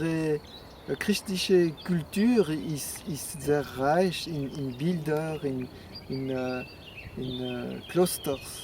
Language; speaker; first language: German; non-native, fluent; French